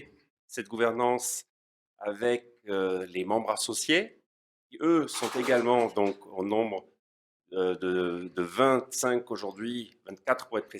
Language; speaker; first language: French; native; French